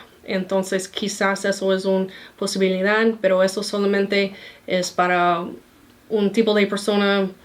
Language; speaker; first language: Spanish; non-native, fluent; English